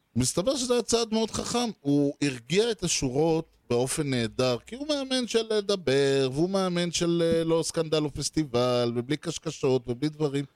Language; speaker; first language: Hebrew; native; Hebrew